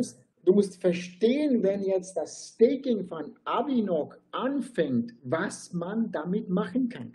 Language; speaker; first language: German; non-native, fluent; Turkish